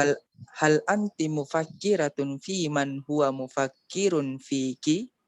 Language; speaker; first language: Arabic; non-native, learner; Indonesian